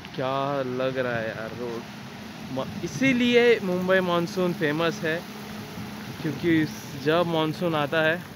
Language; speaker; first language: Hindi; non-native, local second language; Marathi